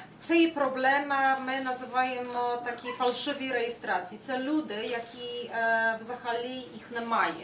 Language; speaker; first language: Ukrainian; non-native, fluent; Polish